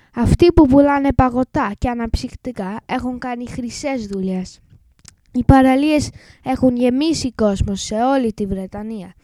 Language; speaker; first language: Greek; non-native, fluent; English